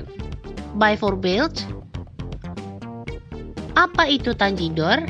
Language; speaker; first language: Dutch; non-native, learner; Indonesian